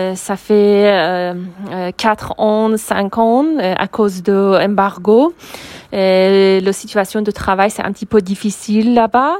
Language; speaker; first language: French; non-native, learner; Persian